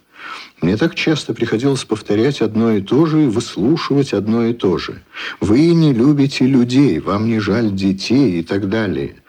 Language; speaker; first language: Russian; native; Russian